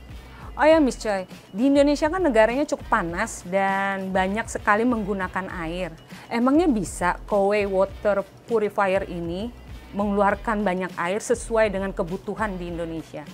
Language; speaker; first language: Indonesian; native; Indonesian